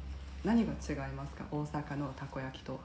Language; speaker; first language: Japanese; non-native, fluent; Chinese